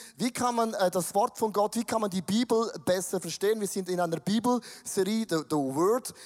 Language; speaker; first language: German; native; German